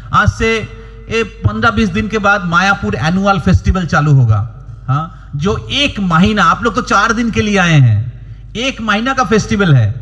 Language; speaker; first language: Hindi; non-native, local second language; Bangla